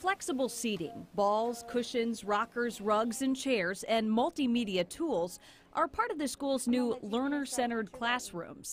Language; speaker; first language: English; native; English